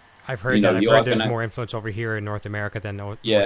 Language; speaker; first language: English; native; English